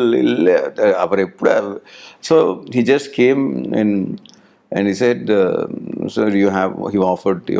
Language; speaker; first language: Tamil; non-native, learner; Telugu